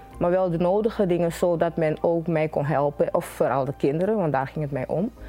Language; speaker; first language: Dutch; native; Dutch